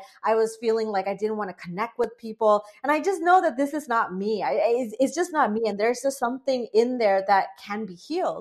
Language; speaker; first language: English; non-native, local second language; Bangla